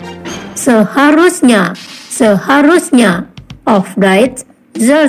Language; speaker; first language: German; non-native, fluent; Indonesian